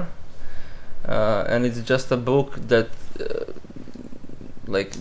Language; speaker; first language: English; non-native, fluent; Croatian